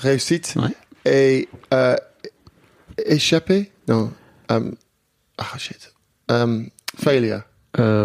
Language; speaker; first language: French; non-native, learner; English